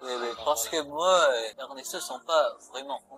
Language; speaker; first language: French; non-native, learner; Filipino